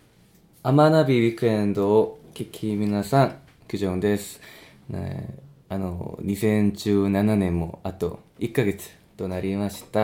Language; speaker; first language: Japanese; non-native, fluent; Korean